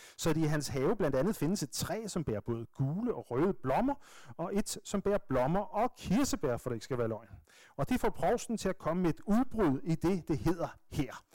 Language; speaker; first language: Danish; native; Danish